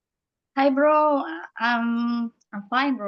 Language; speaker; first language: English; non-native, learner; Indonesian